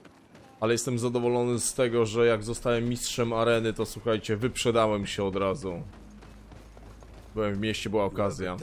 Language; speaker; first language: Polish; native; Polish